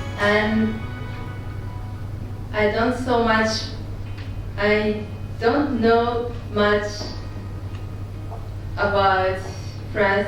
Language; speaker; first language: English; non-native, learner; Japanese